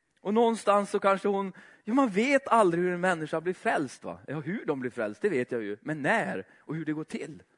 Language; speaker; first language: Swedish; native; Swedish